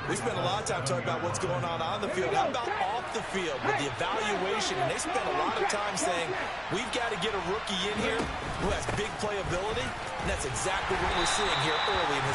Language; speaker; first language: English; native; English